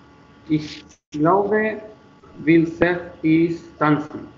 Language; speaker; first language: German; non-native, learner; Spanish